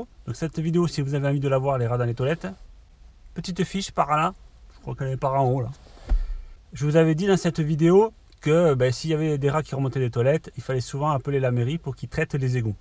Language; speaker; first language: French; native; French